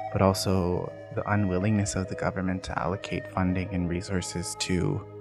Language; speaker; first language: English; native; English